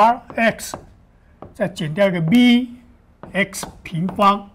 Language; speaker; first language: Chinese; native; Chinese